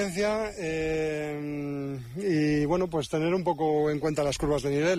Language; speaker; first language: Spanish; native; Spanish